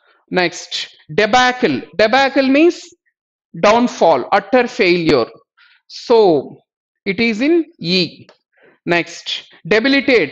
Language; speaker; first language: English; non-native, local second language; Telugu